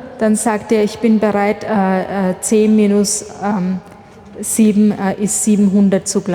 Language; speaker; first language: German; non-native, fluent; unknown